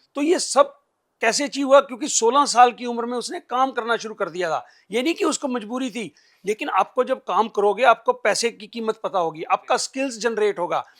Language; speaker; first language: Hindi; non-native, local second language; Punjabi